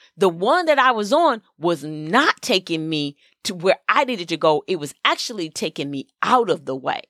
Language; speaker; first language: English; native; English